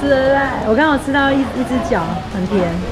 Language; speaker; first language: Chinese; native; Chinese